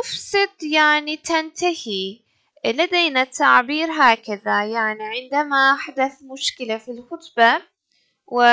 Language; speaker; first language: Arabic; non-native, fluent; Turkish